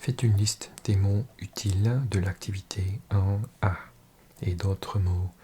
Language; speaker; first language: French; non-native, learner; English